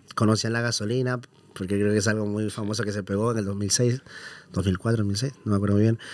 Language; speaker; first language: Spanish; native; Spanish